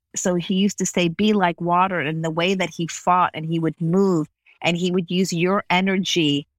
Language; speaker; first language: English; native; English